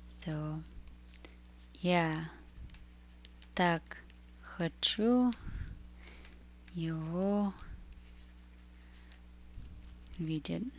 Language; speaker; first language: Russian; non-native, fluent; English